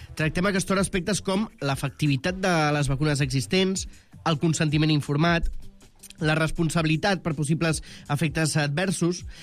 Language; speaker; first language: Catalan; native; Catalan